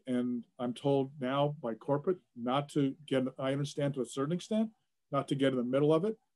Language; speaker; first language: English; native; English